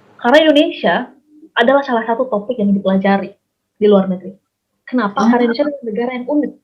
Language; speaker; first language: Indonesian; native; Indonesian